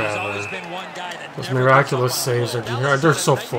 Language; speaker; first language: English; native; English